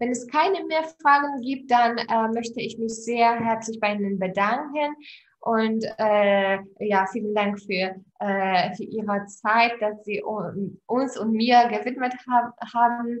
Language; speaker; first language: German; non-native, fluent; Polish